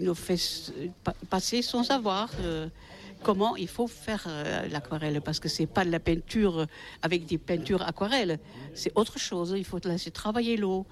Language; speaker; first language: French; native; French